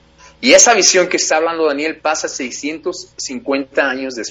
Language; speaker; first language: Spanish; native; Spanish